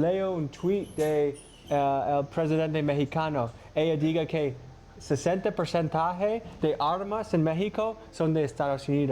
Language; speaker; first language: Spanish; non-native, learner; English